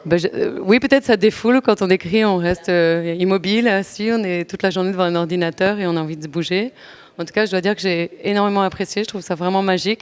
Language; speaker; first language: French; native; French